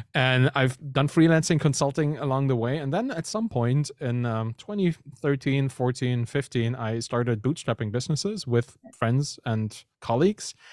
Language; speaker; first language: English; non-native, fluent; German